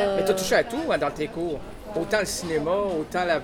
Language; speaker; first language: French; native; French